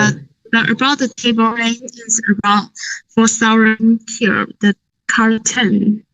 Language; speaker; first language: English; non-native, learner; Thai